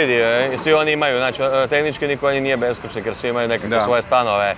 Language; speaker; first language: Serbian; native; Serbian